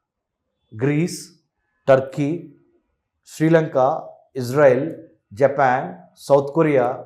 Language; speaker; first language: English; non-native, local second language; Telugu